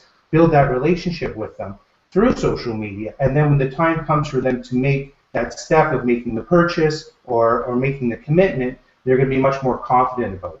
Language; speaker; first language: English; native; English